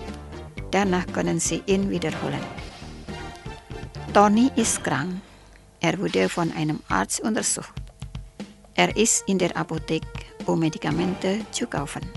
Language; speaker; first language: German; non-native, fluent; Indonesian